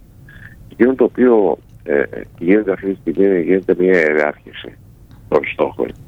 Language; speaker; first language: Greek; native; Greek